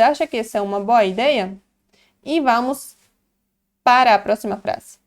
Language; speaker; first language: Portuguese; non-native, fluent; Polish